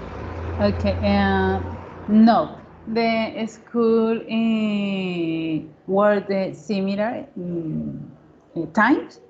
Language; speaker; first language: English; non-native, learner; Spanish